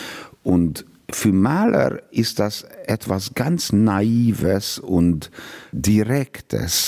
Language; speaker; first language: German; non-native, fluent; Hungarian